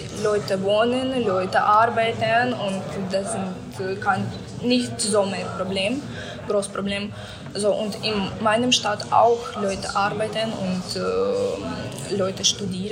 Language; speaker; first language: German; non-native, learner; Ukrainian